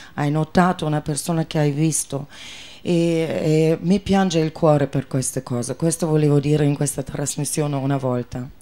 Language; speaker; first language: Italian; non-native, fluent; German